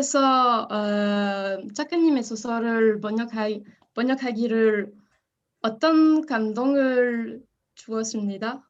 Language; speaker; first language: Korean; non-native, learner; French